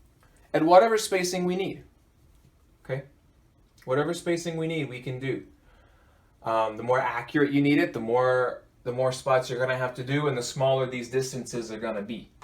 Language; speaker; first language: English; native; English